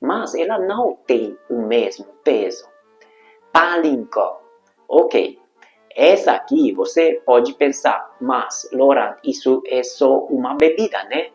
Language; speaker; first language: Portuguese; non-native, fluent; Hungarian